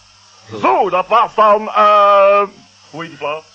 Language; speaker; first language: Dutch; native; Dutch